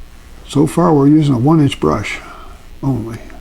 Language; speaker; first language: English; native; English